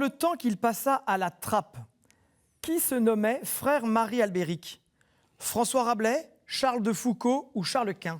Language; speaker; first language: French; native; French